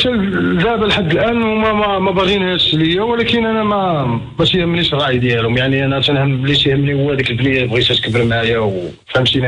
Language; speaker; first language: Arabic; native; Arabic